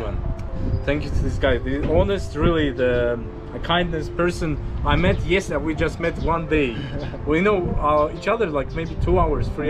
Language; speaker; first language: English; non-native, learner; Russian